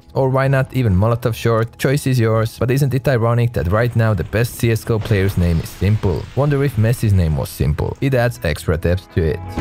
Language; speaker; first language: English; non-native, fluent; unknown